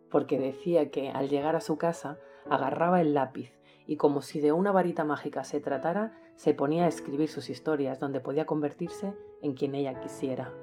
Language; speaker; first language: Spanish; native; Spanish